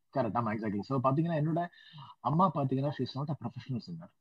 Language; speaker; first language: Tamil; non-native, local second language; Malayalam